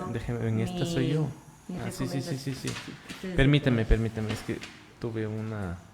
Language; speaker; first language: Spanish; native; Spanish